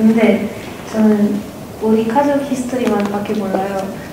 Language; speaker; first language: Korean; non-native, fluent; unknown